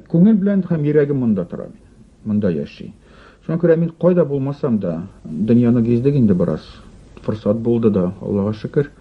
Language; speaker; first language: Tatar; non-native, local second language; Russian